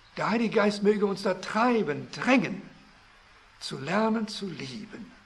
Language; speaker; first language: German; early bilingual, heritage; German